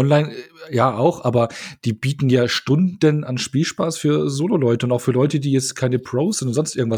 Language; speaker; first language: German; native; German